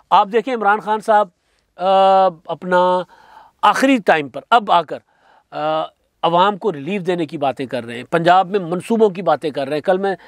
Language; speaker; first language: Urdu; non-native, local second language; Sindhi